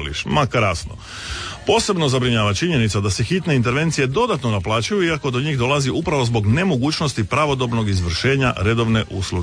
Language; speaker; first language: Serbian; native; Serbian